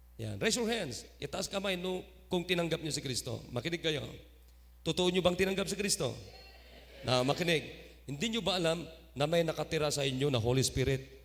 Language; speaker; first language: Filipino; non-native, local second language; Iloko